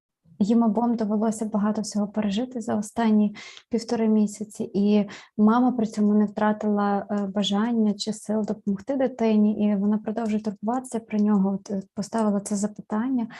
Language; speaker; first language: Ukrainian; native; Ukrainian